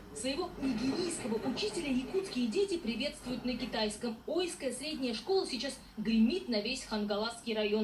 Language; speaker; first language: Russian; native; Russian